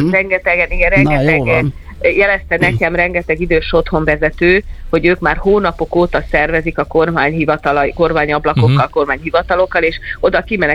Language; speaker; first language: Hungarian; native; Hungarian